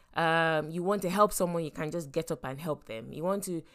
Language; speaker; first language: English; non-native, local second language; Yoruba